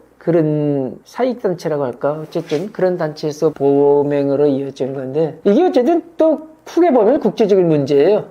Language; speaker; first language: Korean; native; Korean